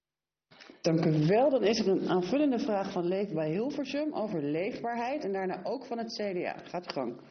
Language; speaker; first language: Dutch; native; Dutch